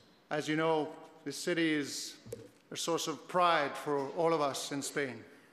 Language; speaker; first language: English; non-native, fluent; Spanish